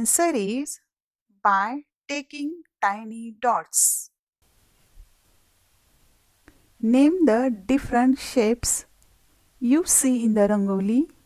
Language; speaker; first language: English; non-native, local second language; Marathi